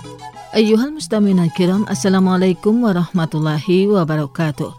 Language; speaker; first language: Arabic; non-native, fluent; Indonesian